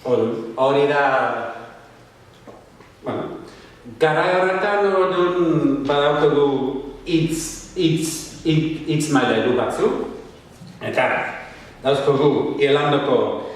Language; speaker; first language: Basque; non-native, fluent; English